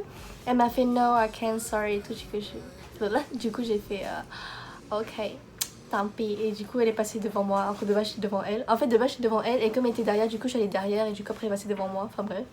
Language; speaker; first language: French; native; French